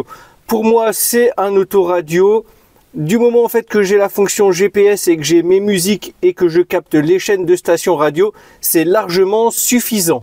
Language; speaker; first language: French; native; French